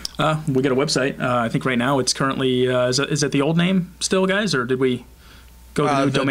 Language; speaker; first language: English; native; English